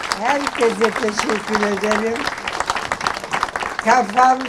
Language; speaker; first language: Turkish; early bilingual, other home language; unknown